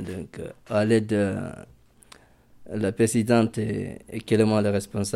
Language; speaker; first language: French; non-native, local second language; Fula